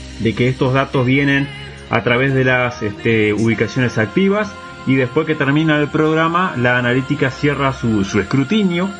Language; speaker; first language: Spanish; native; Spanish